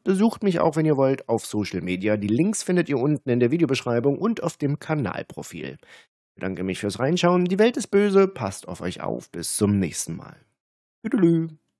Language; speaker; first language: German; native; German